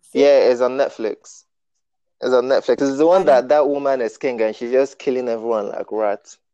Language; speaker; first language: English; non-native, local second language; Igbo